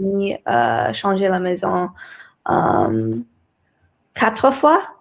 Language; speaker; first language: French; non-native, learner; English